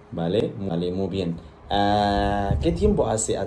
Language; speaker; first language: Spanish; non-native, fluent; Arabic